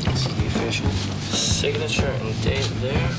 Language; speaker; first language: English; native; English